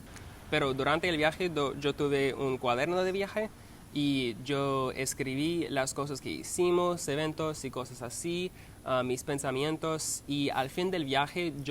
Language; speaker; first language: Spanish; non-native, learner; English